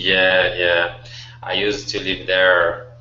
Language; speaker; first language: English; non-native, learner; Portuguese